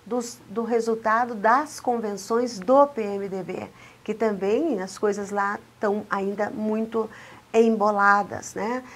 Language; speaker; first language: Portuguese; native; Portuguese